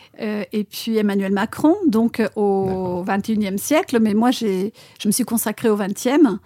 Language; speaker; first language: French; non-native, fluent; Spanish